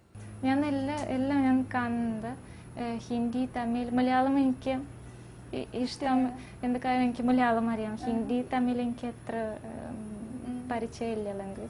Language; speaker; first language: Malayalam; non-native, fluent; Russian